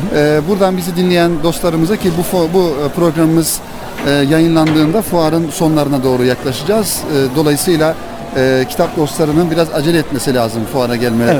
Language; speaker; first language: Turkish; native; Turkish